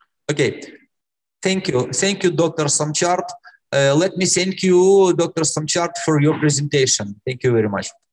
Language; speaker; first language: English; non-native, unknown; Russian